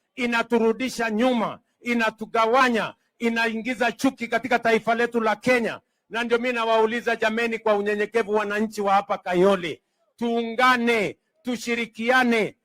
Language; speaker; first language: Swahili; non-native, local second language; Kalenjin